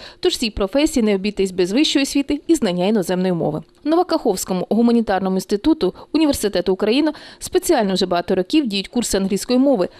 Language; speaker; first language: Ukrainian; native; Ukrainian